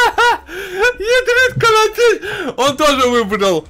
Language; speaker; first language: Russian; native; Russian